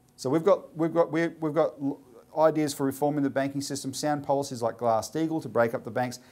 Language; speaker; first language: English; native; English